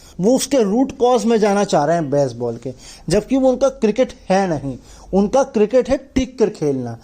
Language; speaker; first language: Hindi; native; Hindi